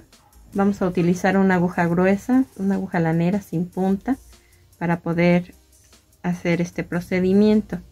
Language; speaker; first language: Spanish; native; Spanish